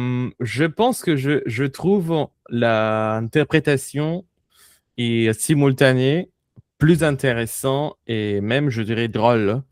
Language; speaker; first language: French; non-native, fluent; Spanish